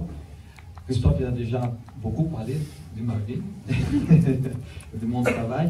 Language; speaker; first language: French; non-native, learner; Portuguese